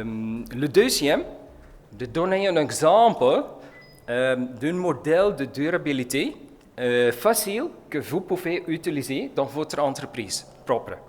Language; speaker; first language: French; non-native, learner; Dutch